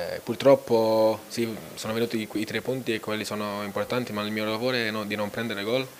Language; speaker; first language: Italian; non-native, fluent; Maltese